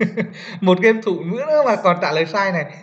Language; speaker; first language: Vietnamese; native; Vietnamese